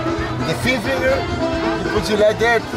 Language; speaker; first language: English; non-native, learner; Spanish